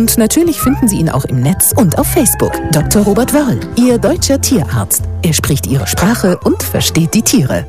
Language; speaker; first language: German; native; German